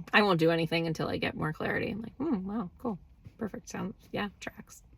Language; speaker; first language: English; native; English